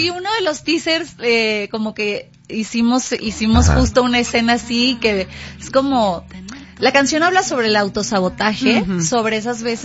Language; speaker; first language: Spanish; native; Spanish